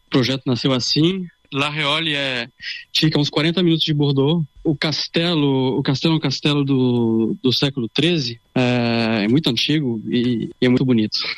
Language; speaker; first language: Portuguese; early bilingual, other home language; French